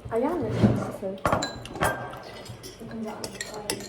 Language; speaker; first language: German; early bilingual, other home language; Cebuano